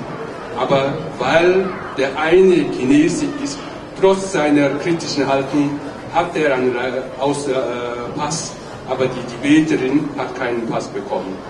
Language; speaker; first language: German; non-native, fluent; Tibetan